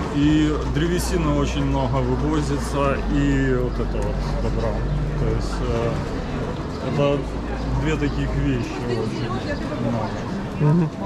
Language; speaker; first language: Russian; native; Russian